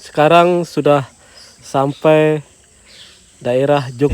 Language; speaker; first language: Indonesian; non-native, fluent; Japanese